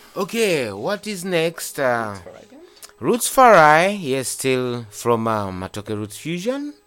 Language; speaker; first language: English; non-native, local second language; Ganda